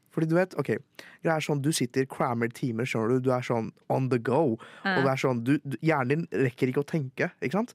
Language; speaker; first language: Norwegian; non-native, fluent; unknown